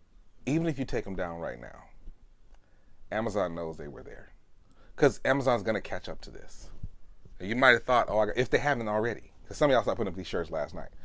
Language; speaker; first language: English; native; English